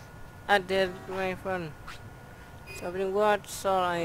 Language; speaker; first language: English; non-native, learner; Indonesian